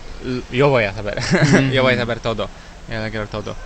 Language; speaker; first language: Spanish; non-native, learner; Polish